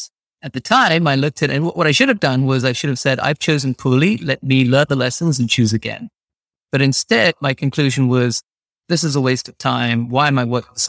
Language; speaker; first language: English; native; English